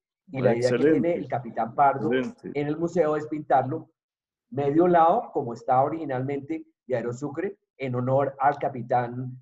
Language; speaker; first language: Spanish; native; Spanish